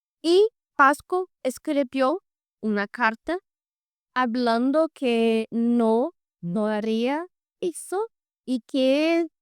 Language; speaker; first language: Spanish; non-native, fluent; Portuguese